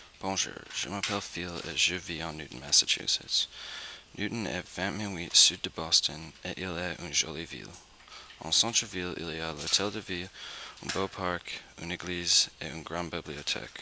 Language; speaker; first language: French; non-native, learner; English